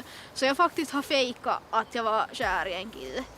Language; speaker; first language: Swedish; non-native, local second language; Finnish